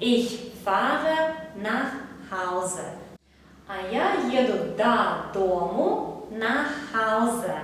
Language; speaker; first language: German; non-native, fluent; Belarusian